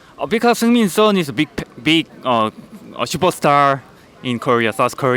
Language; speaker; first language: English; non-native, learner; Korean